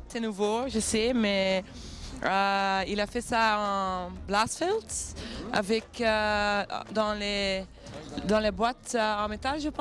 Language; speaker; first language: French; non-native, local second language; Dutch